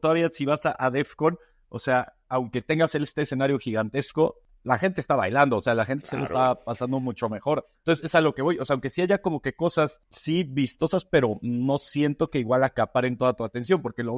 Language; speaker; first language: Spanish; native; Spanish